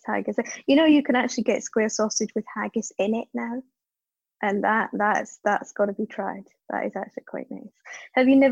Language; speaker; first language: English; native; English